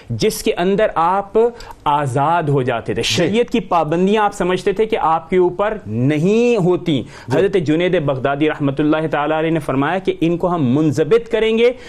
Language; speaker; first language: Urdu; native; Urdu